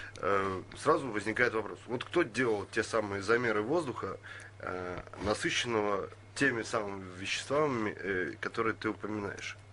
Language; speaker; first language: Russian; native; Russian